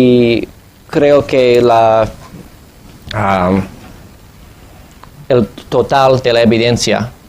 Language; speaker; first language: Spanish; non-native, fluent; English